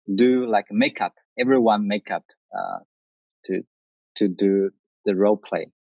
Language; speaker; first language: English; non-native, learner; Chinese